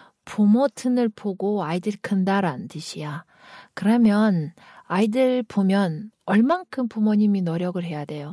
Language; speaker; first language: Korean; non-native, fluent; Kyrgyz